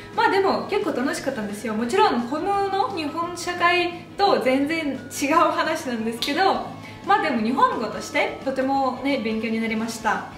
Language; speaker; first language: Japanese; non-native, fluent; Russian